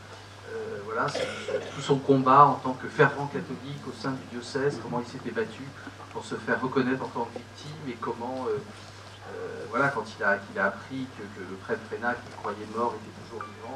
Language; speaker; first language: French; native; French